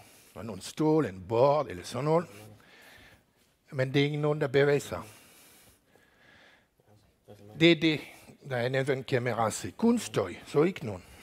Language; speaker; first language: Danish; non-native, learner; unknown